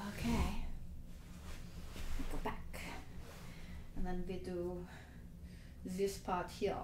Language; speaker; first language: English; native; English